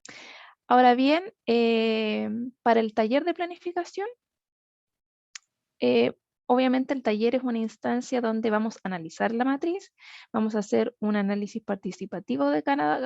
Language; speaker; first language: Spanish; native; Spanish